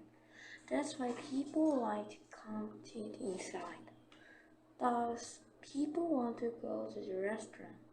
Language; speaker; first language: English; non-native, learner; Korean